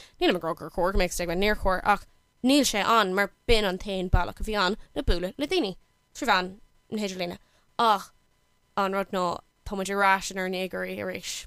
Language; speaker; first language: Irish; non-native, local second language; English